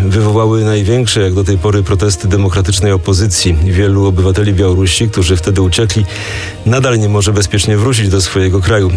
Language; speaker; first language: Polish; native; Polish